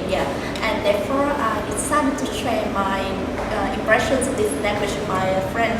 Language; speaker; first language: English; non-native, learner; Vietnamese